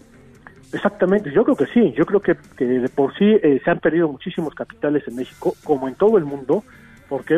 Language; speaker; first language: Spanish; native; Spanish